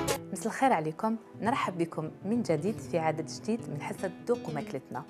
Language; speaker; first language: Arabic; native; Arabic